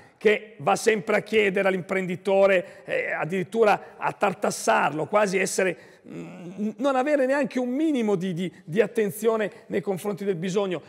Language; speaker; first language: Italian; native; Italian